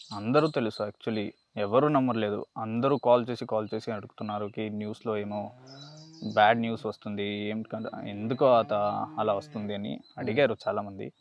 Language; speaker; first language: Telugu; non-native, learner; Kannada